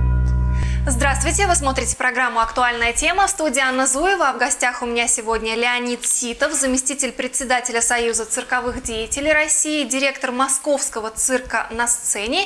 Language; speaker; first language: Russian; native; Russian